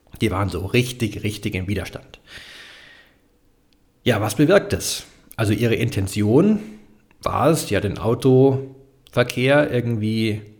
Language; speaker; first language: German; native; German